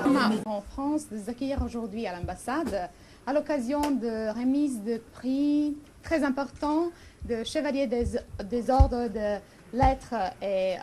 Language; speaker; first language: French; non-native, fluent; Serbian